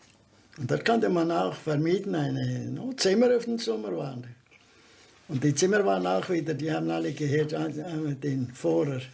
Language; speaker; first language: German; early bilingual, heritage; German